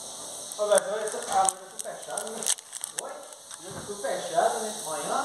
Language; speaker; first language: Portuguese; native; Portuguese